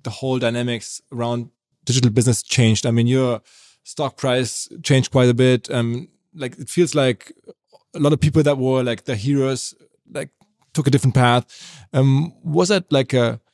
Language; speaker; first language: English; non-native, fluent; German